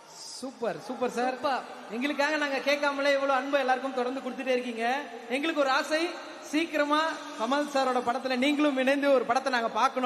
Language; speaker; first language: Tamil; native; Tamil